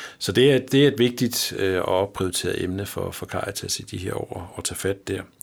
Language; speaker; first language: Danish; native; Danish